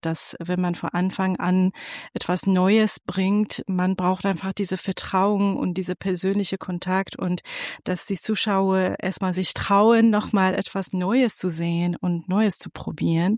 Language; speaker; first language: German; non-native, fluent; Persian